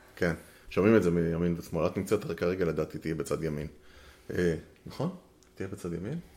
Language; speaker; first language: Hebrew; native; Hebrew